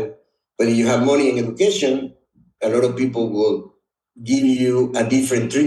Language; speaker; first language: English; non-native, fluent; Spanish